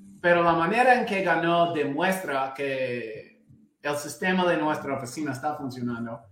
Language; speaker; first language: Spanish; non-native, fluent; English